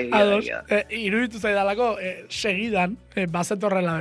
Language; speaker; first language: Basque; native; Basque